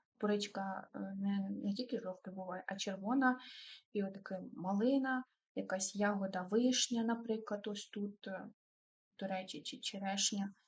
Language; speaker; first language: Ukrainian; non-native, local second language; Russian